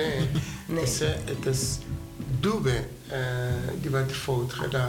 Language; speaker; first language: Dutch; non-native, fluent; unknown